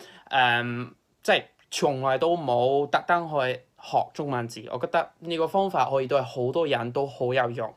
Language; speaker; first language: Cantonese; non-native, fluent; English